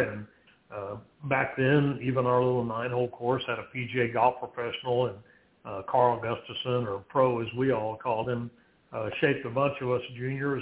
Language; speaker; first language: English; native; English